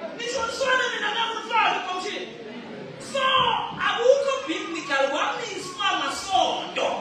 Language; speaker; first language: Zulu; non-native, local second language; Swati